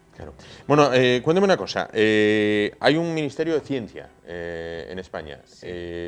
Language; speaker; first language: Spanish; native; Spanish